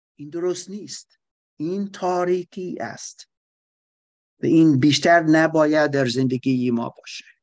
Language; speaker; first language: Persian; non-native, learner; German